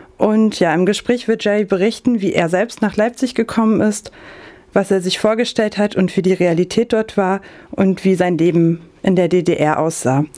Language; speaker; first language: German; native; German